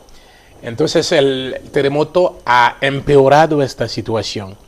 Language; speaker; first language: Spanish; non-native, fluent; Haitian Creole